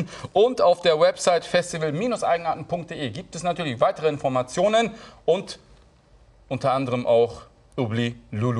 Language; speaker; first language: German; native; German